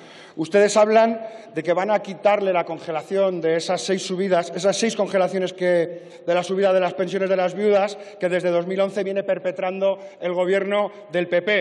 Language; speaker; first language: Spanish; native; Spanish